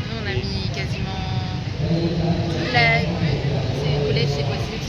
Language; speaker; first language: French; native; French